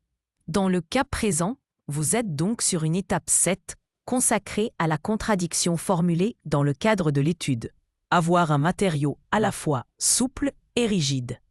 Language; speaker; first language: French; native; French